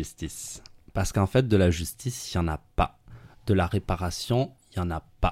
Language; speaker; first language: French; native; French